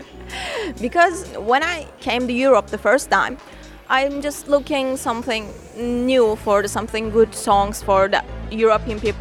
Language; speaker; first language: English; non-native, learner; Turkish